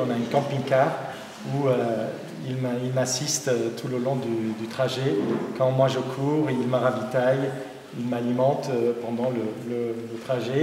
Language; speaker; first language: French; non-native, local second language; Armenian